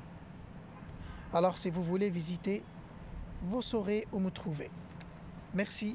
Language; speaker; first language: French; non-native, local second language; Arabic